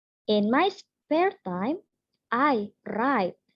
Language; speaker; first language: English; non-native, learner; Indonesian